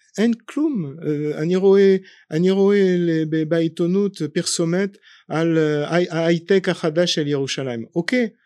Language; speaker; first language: Hebrew; non-native, fluent; French